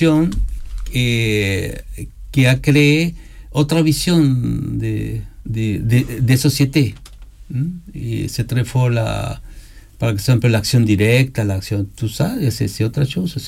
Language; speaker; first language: French; non-native, learner; Spanish